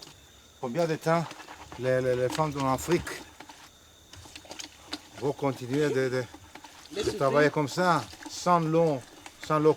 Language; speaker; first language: French; non-native, learner; Hebrew